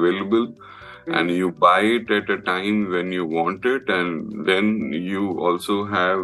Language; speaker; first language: English; non-native, local second language; Malayalam